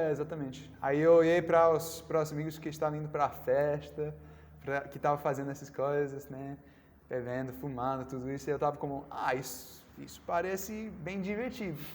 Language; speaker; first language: Portuguese; non-native, learner; English